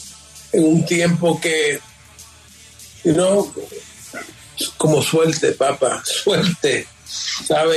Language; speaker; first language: Spanish; early bilingual, heritage; Spanish